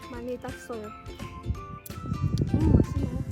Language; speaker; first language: Korean; non-native, learner; Lao